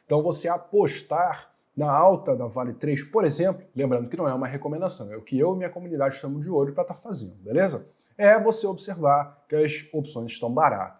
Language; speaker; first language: Portuguese; native; Portuguese